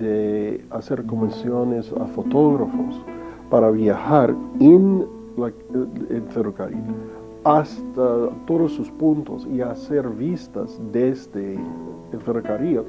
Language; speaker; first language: Spanish; non-native, fluent; English